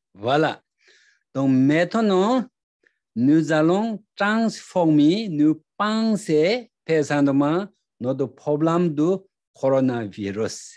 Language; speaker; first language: French; non-native, learner; Tibetan